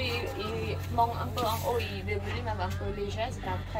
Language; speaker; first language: French; non-native, learner; Khmer